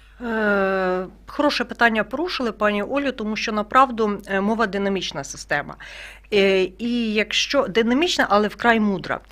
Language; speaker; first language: Ukrainian; native; Ukrainian